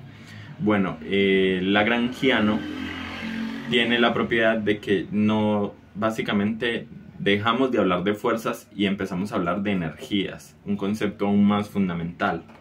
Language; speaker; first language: Spanish; native; Spanish